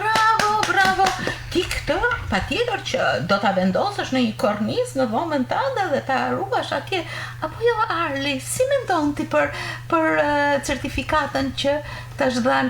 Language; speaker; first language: Albanian; native; Albanian